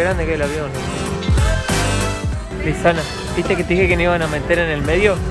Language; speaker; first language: Spanish; native; Spanish